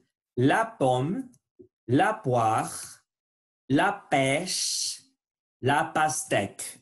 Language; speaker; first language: French; non-native, learner; Spanish